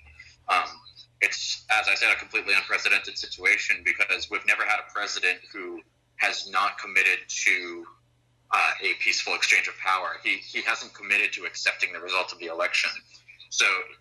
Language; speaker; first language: English; native; English